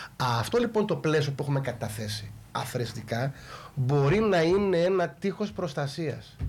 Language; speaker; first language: Greek; native; Greek